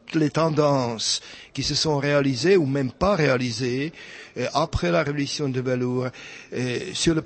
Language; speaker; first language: French; non-native, fluent; Czech